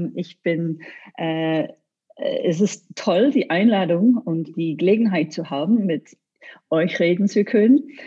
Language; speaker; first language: German; non-native, learner; English